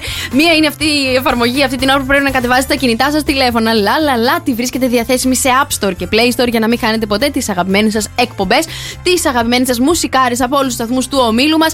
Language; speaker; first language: Greek; native; Greek